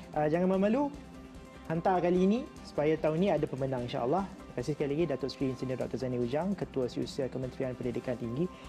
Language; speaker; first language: Malay; native; Malay